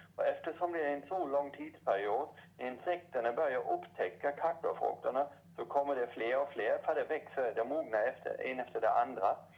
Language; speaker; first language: Swedish; non-native, fluent; German